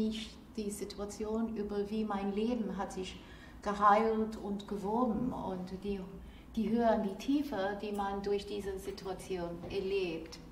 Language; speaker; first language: German; non-native, fluent; English